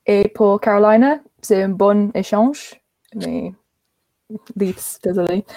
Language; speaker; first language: French; non-native, learner; English